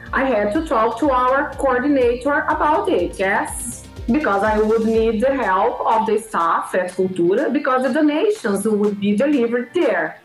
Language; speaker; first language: English; non-native, fluent; Portuguese